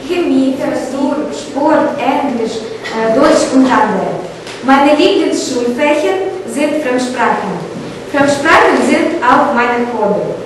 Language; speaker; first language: German; non-native, learner; Ukrainian